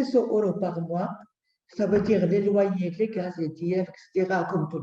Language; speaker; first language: French; non-native, learner; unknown